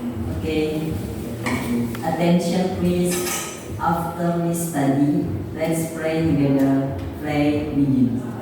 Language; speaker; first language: English; non-native, learner; Indonesian